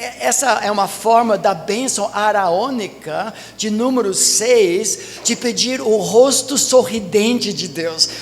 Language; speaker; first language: Portuguese; non-native, fluent; English